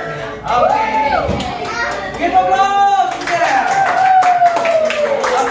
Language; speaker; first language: English; non-native, learner; Indonesian